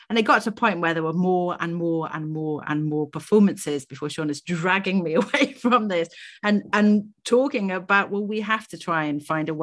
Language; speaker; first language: English; native; English